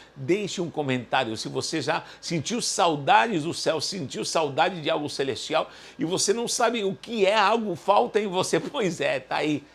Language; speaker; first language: Portuguese; early bilingual, other home language; Spanish